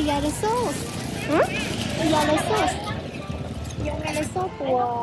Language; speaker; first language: French; non-native, learner; Khmer